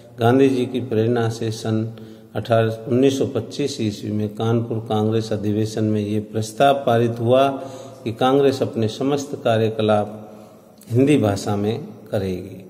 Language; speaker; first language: Hindi; native; Hindi